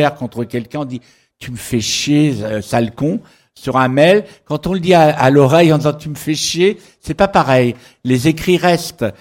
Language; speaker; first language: French; native; French